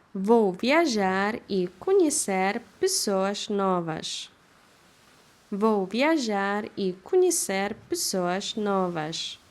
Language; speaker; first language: Portuguese; non-native, fluent; Polish